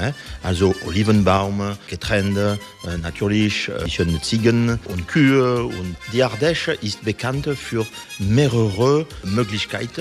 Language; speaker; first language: German; non-native, learner; French